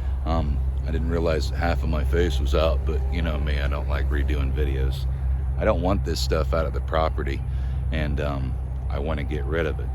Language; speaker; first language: English; native; English